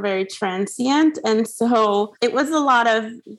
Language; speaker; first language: English; non-native, fluent; Spanish